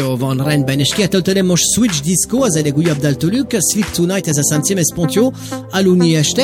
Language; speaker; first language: Hungarian; native; Hungarian